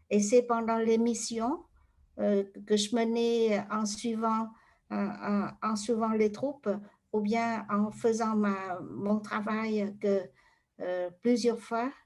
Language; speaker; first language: French; non-native, fluent; Vietnamese